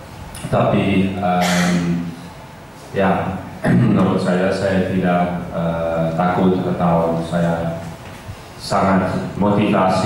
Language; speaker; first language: Indonesian; non-native, fluent; Dutch